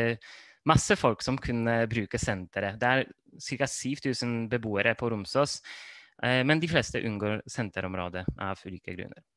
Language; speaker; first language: Norwegian; non-native, fluent; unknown